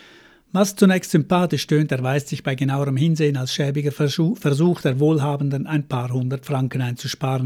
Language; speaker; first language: German; native; German